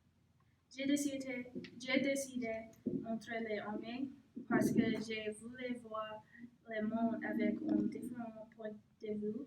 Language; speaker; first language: French; non-native, learner; English